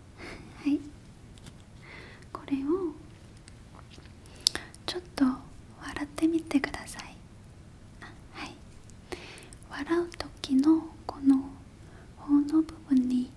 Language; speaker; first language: Japanese; non-native, learner; Korean